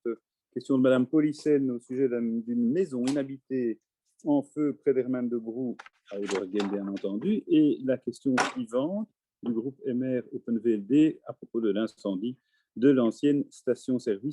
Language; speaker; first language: French; native; French